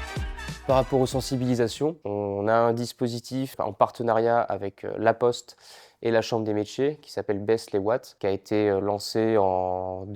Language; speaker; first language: French; native; French